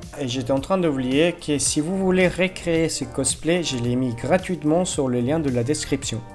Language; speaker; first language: French; non-native, fluent; Spanish